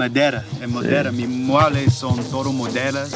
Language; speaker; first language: Spanish; non-native, learner; English